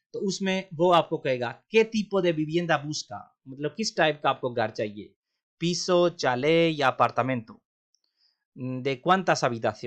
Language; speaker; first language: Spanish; non-native, fluent; Urdu